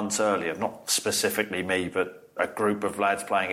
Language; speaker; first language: English; native; English